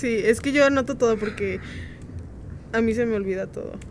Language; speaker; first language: Spanish; native; Spanish